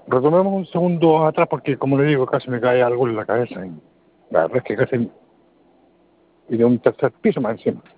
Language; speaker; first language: Spanish; native; Spanish